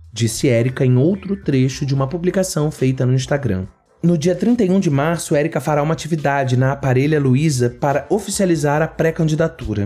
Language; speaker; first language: Portuguese; native; Portuguese